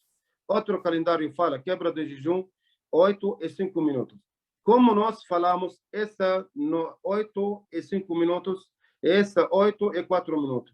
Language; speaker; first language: Portuguese; non-native, learner; Arabic